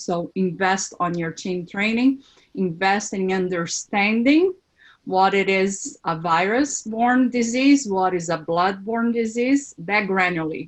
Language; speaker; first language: English; non-native, fluent; Portuguese